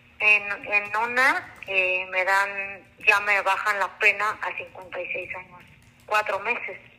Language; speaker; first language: Spanish; non-native, local second language; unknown